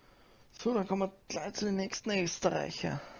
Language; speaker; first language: German; native; German